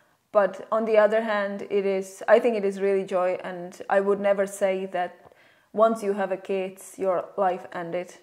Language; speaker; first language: English; non-native, fluent; Czech